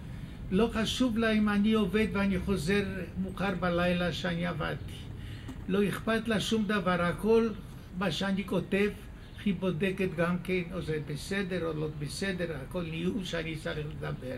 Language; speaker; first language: Hebrew; non-native, fluent; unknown